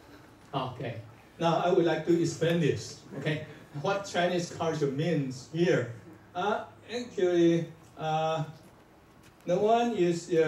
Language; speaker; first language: English; non-native, fluent; Chinese